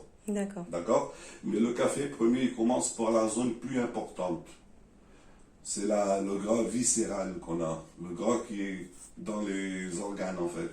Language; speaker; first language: French; non-native, learner; Portuguese